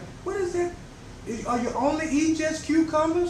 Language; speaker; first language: English; native; English